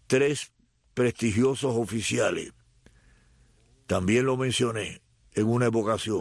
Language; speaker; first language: Spanish; native; Spanish